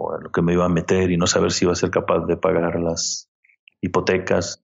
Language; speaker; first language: Spanish; native; Spanish